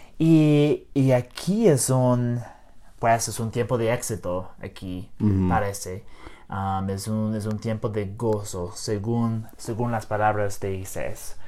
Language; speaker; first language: Spanish; non-native, learner; English